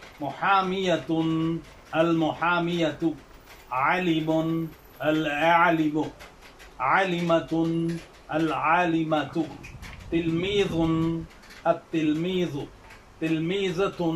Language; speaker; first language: Arabic; non-native, fluent; Burmese